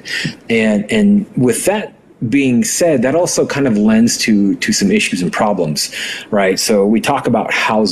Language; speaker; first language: English; early bilingual, other home language; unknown